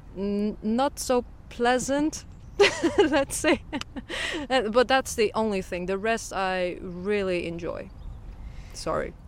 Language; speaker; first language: English; non-native, fluent; Persian